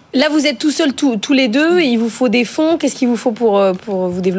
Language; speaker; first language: French; native; French